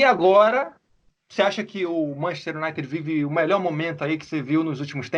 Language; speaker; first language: Portuguese; native; Portuguese